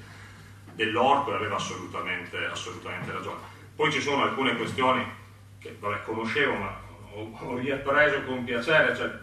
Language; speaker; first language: Italian; native; Italian